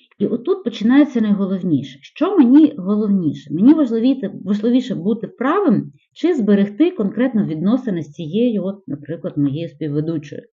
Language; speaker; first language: Ukrainian; non-native, local second language; Russian